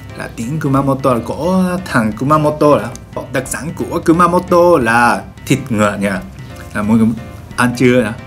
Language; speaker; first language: Vietnamese; non-native, learner; Japanese